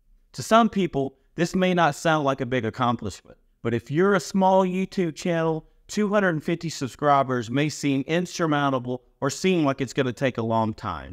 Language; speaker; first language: English; native; English